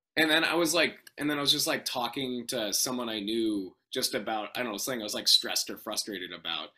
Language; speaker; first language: English; native; English